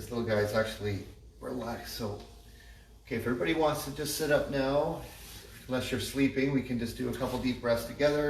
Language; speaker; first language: English; native; English